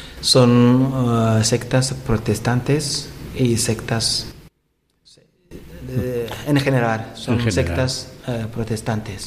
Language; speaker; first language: Spanish; non-native, learner; Rundi